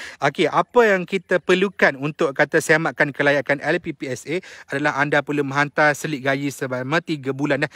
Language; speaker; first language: Malay; native; Malay